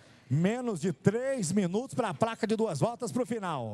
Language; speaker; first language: Portuguese; native; Portuguese